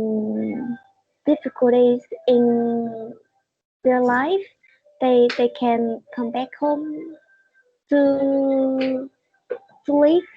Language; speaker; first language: English; non-native, learner; Vietnamese